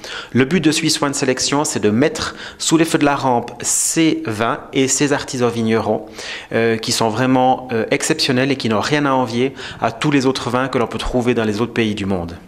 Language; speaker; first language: French; native; French